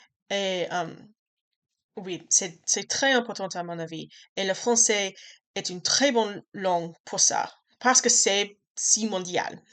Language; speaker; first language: French; non-native, learner; English